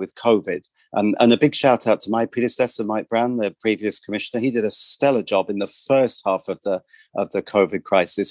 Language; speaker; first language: English; native; English